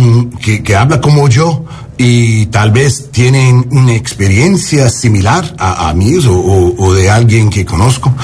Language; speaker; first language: Spanish; early bilingual, heritage; Spanish